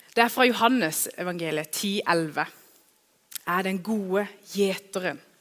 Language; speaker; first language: Norwegian; early bilingual, other home language; Kurdish